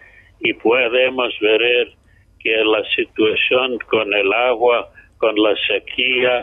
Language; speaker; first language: Spanish; non-native, fluent; English